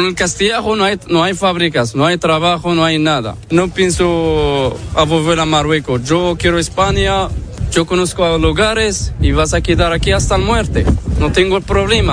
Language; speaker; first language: Spanish; non-native, learner; Arabic